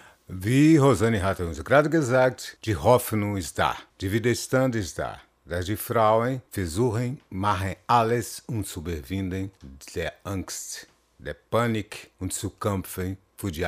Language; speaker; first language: German; non-native, learner; Portuguese